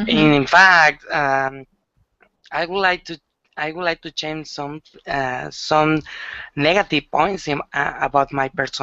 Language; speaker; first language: English; non-native, learner; Spanish